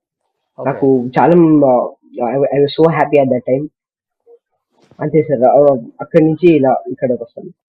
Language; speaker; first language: Telugu; non-native, learner; Kannada